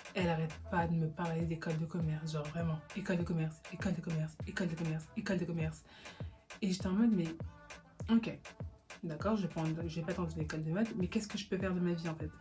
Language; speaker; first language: French; early bilingual, other home language; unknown